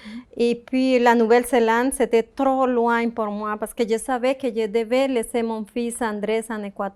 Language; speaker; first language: French; non-native, fluent; Spanish